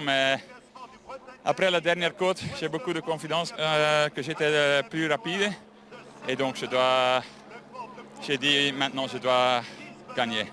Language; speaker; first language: French; non-native, fluent; Dutch